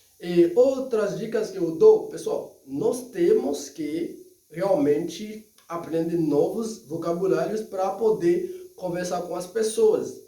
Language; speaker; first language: Portuguese; non-native, fluent; Haitian Creole